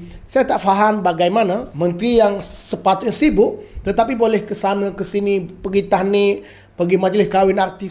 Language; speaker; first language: Malay; native; Malay